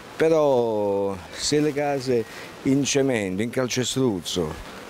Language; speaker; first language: Italian; native; Italian